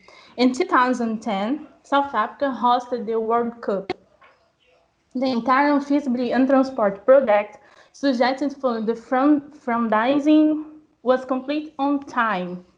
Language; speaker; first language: English; non-native, learner; Portuguese